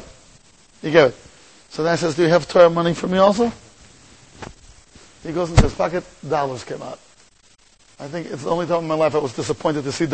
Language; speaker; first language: English; native; English